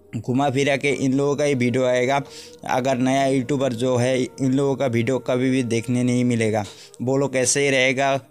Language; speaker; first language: Hindi; non-native, local second language; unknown